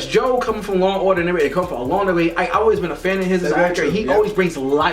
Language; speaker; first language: English; native; English